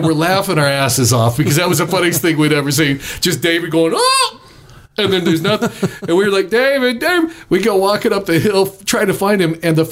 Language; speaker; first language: English; native; English